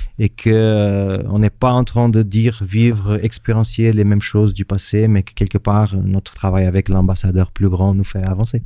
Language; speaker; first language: French; non-native, fluent; Portuguese